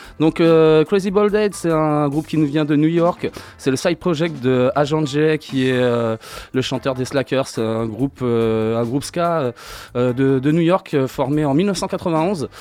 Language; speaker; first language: French; native; French